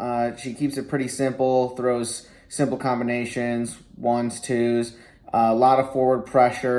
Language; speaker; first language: English; native; English